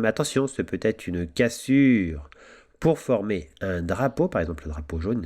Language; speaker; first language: French; native; French